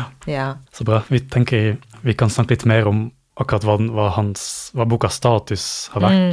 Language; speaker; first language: Norwegian; native; Norwegian